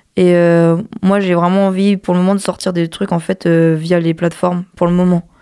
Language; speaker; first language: French; native; French